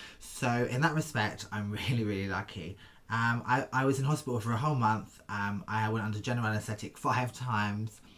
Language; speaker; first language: English; native; English